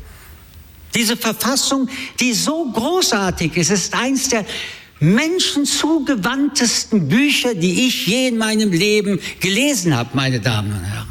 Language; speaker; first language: German; early bilingual, other home language; French